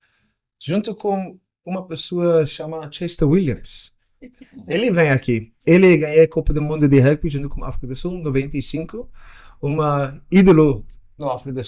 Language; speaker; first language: Portuguese; non-native, learner; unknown